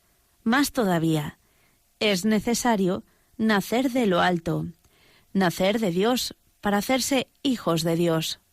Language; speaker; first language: Spanish; native; Spanish